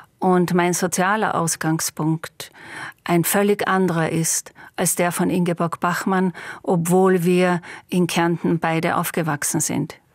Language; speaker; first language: German; non-native, local second language; Slovenian